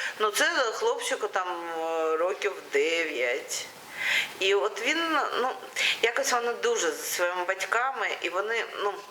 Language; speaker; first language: Ukrainian; non-native, local second language; Russian